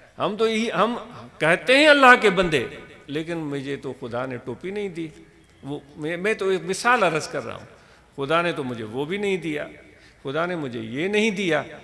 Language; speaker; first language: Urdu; non-native, local second language; Sindhi